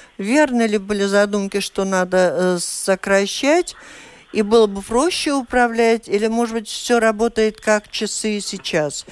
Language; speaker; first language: Russian; native; Russian